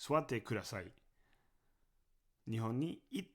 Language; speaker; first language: Japanese; non-native, fluent; English